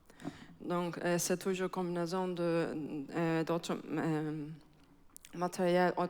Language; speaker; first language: French; non-native, fluent; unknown